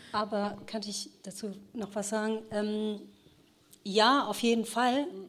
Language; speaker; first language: German; early bilingual, other home language; Kurdish